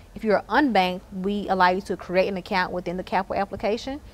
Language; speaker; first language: English; native; English